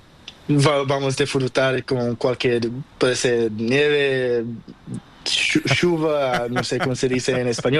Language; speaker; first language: Spanish; non-native, learner; Portuguese